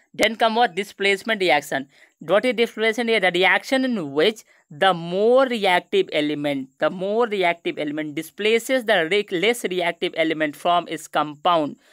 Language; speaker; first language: Hindi; native; Hindi